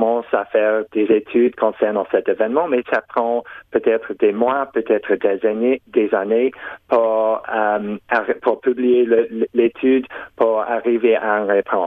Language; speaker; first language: French; non-native, local second language; English